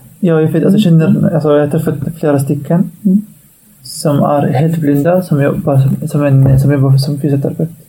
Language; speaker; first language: Swedish; non-native, fluent; Arabic